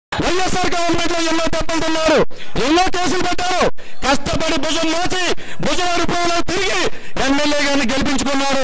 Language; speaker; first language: Telugu; native; Telugu